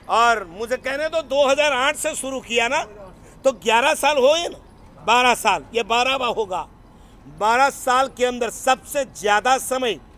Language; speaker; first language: Hindi; non-native, local second language; Gujarati